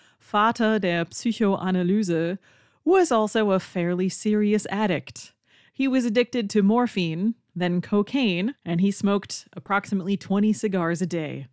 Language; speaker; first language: English; native; English